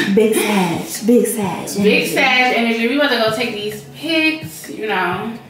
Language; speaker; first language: English; native; English